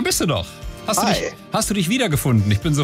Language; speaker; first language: German; native; German